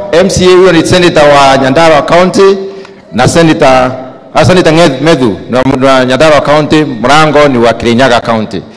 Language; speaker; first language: Swahili; non-native, local second language; Meru